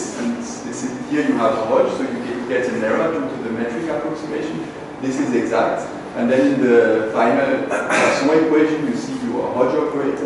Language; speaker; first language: English; non-native, fluent; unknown